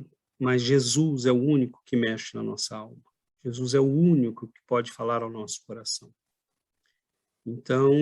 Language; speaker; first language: Portuguese; native; Portuguese